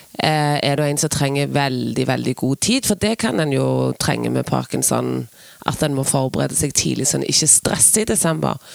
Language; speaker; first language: Norwegian; native; Norwegian